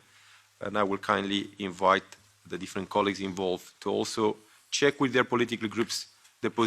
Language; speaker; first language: English; non-native, fluent; Romanian